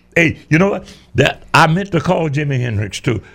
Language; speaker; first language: English; native; English